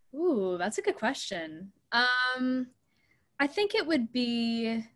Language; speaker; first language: English; native; English